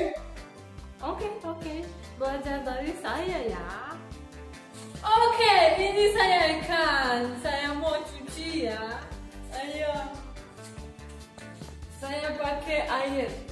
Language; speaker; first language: Indonesian; non-native, learner; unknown